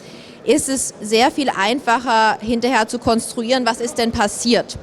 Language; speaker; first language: German; native; German